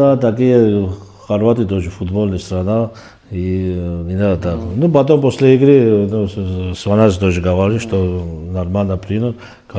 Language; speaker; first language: Russian; non-native, fluent; Georgian